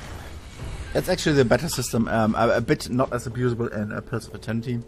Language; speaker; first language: English; non-native, fluent; German